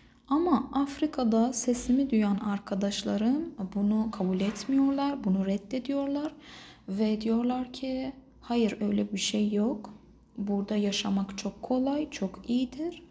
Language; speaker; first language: Turkish; non-native, fluent; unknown